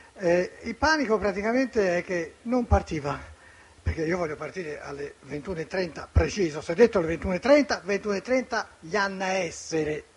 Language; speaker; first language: Italian; native; Italian